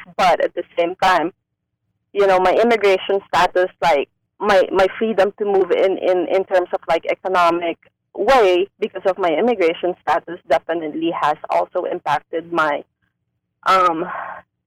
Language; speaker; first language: English; non-native, local second language; Filipino